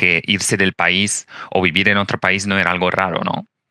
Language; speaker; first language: Spanish; non-native, fluent; Italian